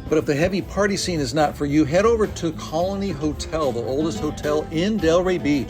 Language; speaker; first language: English; native; English